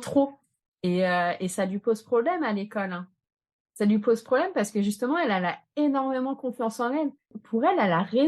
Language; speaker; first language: French; native; French